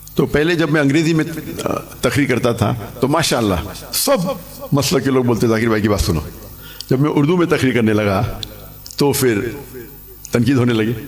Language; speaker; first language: Urdu; non-native, local second language; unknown